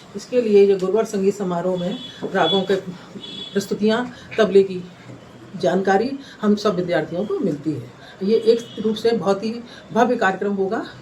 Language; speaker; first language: Hindi; native; Hindi